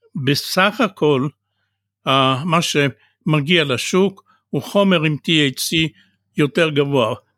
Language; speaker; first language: Hebrew; non-native, fluent; Bulgarian